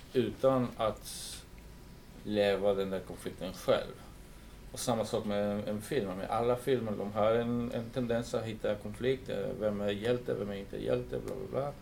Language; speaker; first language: Swedish; early bilingual, heritage; English